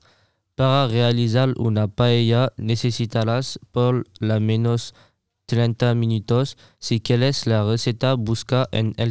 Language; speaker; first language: Spanish; non-native, learner; French